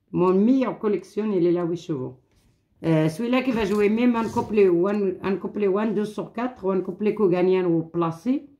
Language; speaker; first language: French; non-native, local second language; Arabic